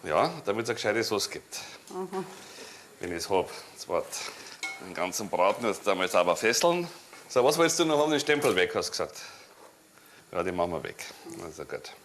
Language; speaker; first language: German; native; German